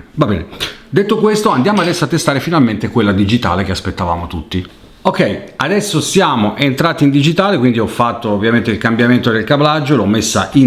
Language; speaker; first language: Italian; native; Italian